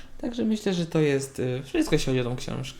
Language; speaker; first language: Polish; native; Polish